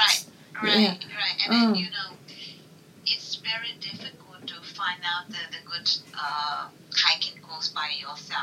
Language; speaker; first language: English; non-native, learner; Japanese